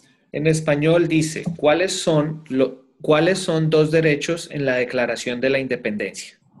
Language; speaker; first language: Spanish; native; Spanish